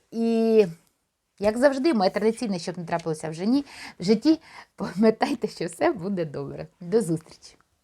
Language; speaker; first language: Ukrainian; non-native, local second language; Russian